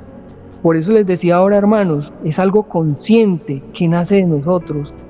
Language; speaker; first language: Spanish; native; Spanish